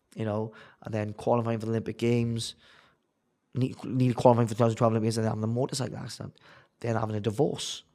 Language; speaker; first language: English; native; English